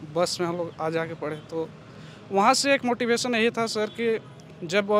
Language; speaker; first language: Hindi; native; Hindi